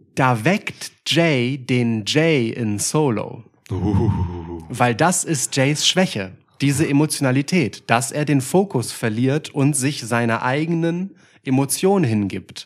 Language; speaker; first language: German; early bilingual, other home language; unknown